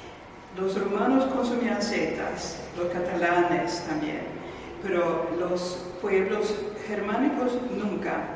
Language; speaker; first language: Spanish; non-native, fluent; Swedish